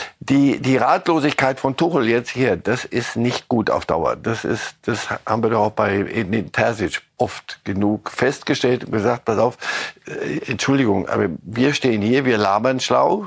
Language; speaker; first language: German; native; German